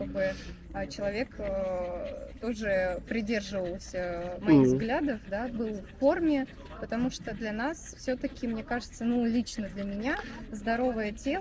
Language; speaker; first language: Russian; native; Russian